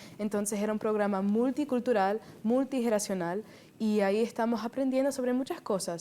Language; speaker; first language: Spanish; early bilingual, heritage; Spanish